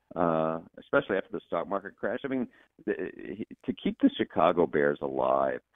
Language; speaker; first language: English; native; English